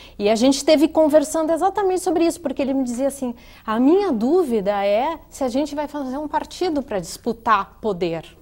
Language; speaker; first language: Portuguese; native; Portuguese